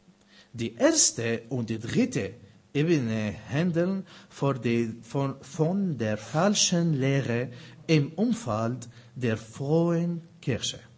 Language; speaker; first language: German; non-native, fluent; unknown